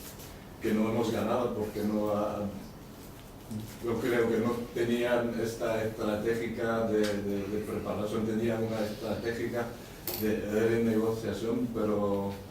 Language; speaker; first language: Spanish; non-native, learner; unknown